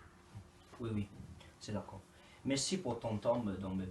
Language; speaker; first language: French; non-native, learner; Italian